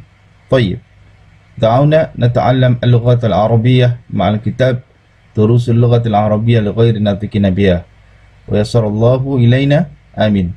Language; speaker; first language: Arabic; non-native, fluent; Indonesian